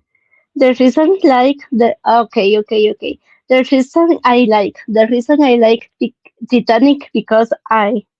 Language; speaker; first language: English; non-native, learner; Spanish